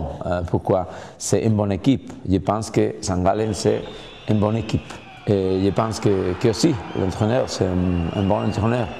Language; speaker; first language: French; non-native, learner; Spanish